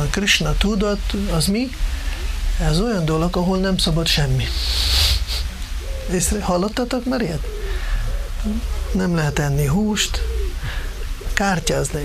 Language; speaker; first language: Hungarian; non-native, fluent; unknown